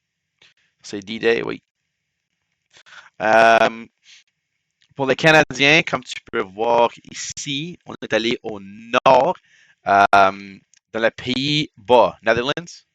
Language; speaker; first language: French; non-native, local second language; English